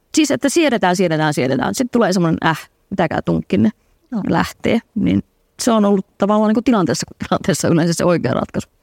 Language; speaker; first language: Finnish; native; Finnish